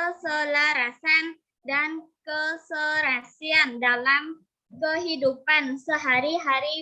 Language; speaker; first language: Indonesian; non-native, learner; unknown